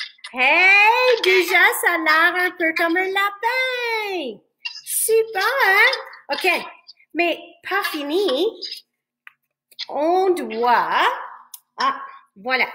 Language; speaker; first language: French; non-native, fluent; English